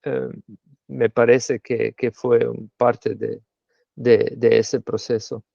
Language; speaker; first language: Spanish; non-native, fluent; Slovenian